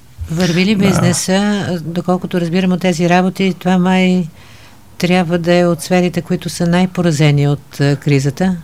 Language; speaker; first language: Bulgarian; native; Bulgarian